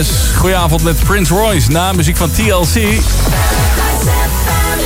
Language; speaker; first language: Dutch; native; Dutch